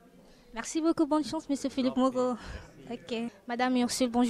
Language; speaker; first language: French; non-native, local second language; Lingala